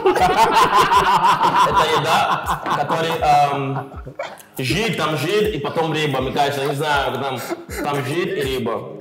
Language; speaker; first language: Russian; non-native, learner; Portuguese